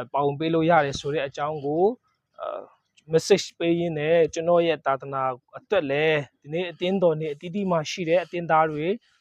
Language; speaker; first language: Burmese; non-native, local second language; Kachin